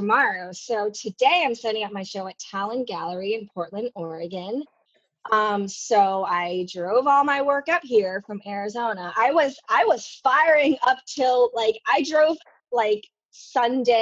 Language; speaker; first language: English; non-native, local second language; Cantonese